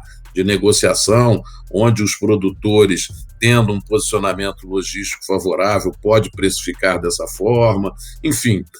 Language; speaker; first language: Portuguese; native; Portuguese